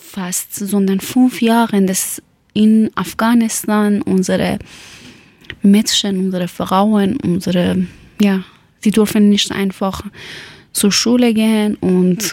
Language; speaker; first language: German; non-native, learner; Persian